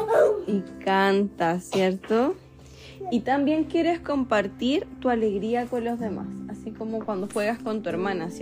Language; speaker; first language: Spanish; native; Spanish